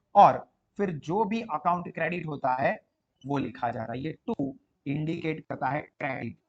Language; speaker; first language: Hindi; non-native, local second language; Gujarati